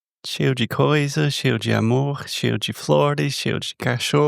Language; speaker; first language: Portuguese; non-native, fluent; English